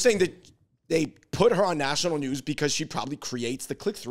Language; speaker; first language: English; native; English